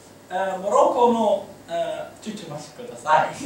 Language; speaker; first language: Japanese; non-native, learner; Arabic